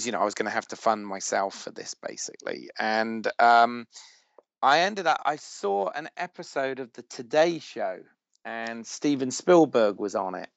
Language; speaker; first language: English; native; English